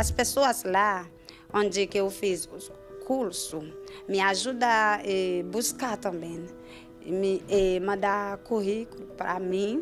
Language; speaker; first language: Portuguese; non-native, learner; Haitian Creole